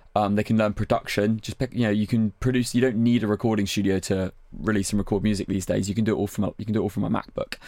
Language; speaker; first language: English; native; English